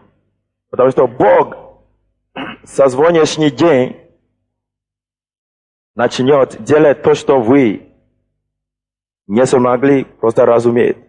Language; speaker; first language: Russian; non-native, fluent; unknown